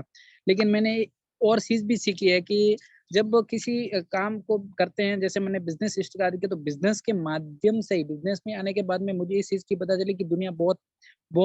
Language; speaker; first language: Hindi; native; Hindi